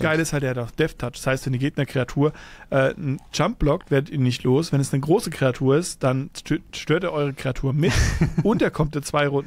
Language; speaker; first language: German; native; German